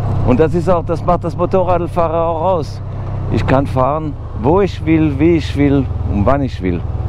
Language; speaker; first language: German; native; German